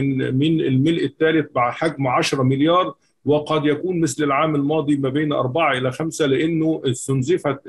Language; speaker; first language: Arabic; native; Arabic